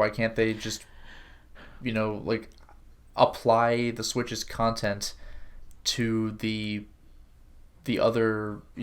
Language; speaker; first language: English; native; English